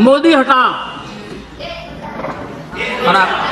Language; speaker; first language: Hindi; native; Hindi